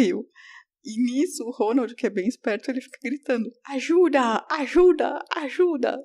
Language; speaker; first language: Portuguese; native; Portuguese